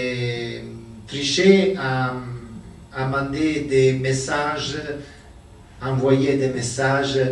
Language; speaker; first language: French; non-native, learner; Italian